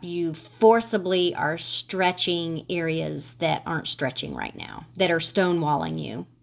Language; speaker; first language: English; native; English